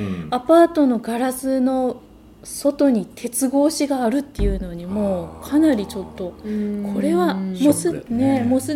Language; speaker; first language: Japanese; native; Japanese